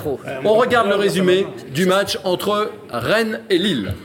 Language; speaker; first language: French; native; French